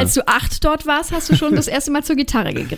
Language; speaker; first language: German; native; German